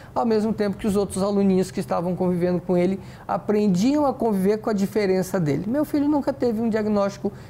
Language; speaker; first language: Portuguese; native; Portuguese